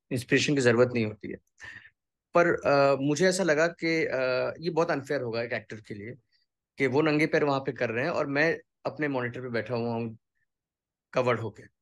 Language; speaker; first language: Hindi; non-native, local second language; Bangla